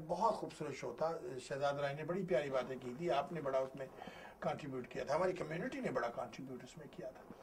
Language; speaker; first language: Urdu; native; Urdu